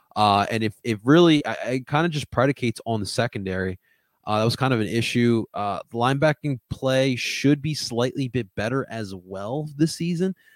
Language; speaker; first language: English; early bilingual, other home language; Spanish